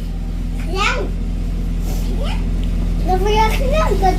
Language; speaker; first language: French; early bilingual, other home language; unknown